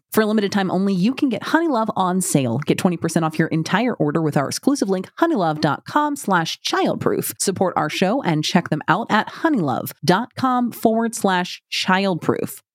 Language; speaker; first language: English; native; English